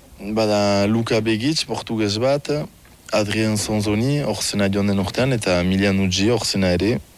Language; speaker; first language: Basque; native; Basque